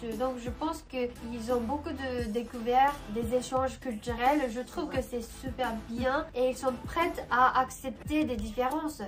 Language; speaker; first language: French; non-native, fluent; Japanese